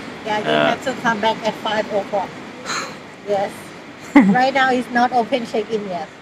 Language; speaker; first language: English; non-native, learner; Thai